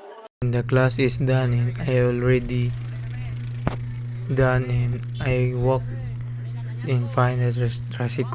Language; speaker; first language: English; non-native, learner; Cebuano